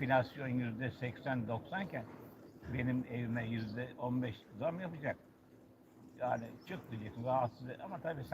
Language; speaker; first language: Turkish; native; Turkish